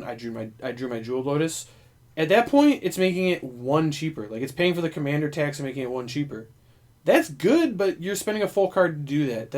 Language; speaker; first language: English; native; English